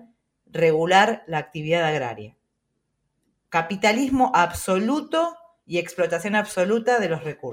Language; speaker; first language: Spanish; native; Spanish